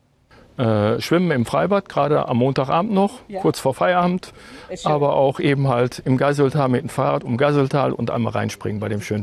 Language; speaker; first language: German; native; German